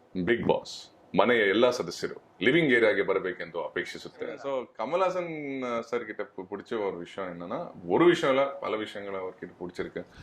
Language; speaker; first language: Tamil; non-native, fluent; Kannada